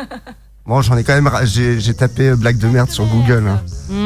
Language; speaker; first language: French; native; French